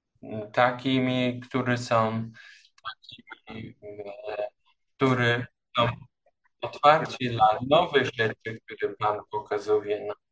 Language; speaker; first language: Polish; non-native, learner; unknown